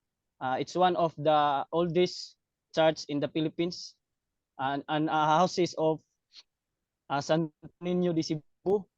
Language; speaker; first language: English; non-native, learner; Cebuano